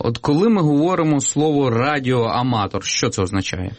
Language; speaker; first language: Ukrainian; native; Ukrainian